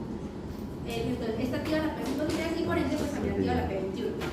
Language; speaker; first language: Spanish; native; Spanish